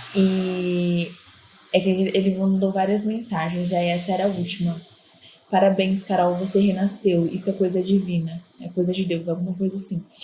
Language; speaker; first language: Portuguese; native; Portuguese